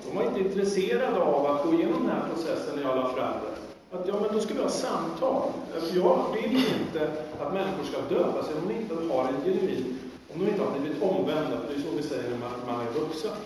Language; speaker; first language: Swedish; native; Swedish